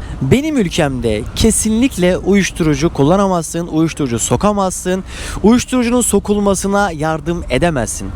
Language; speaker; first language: Turkish; native; Turkish